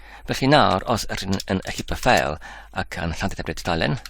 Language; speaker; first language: Welsh; non-native, learner; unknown